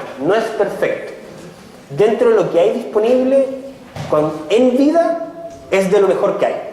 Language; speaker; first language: Spanish; native; Spanish